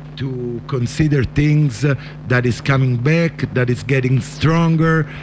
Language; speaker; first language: English; non-native, fluent; Italian